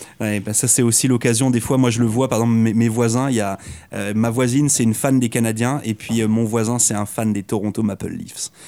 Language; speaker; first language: French; native; French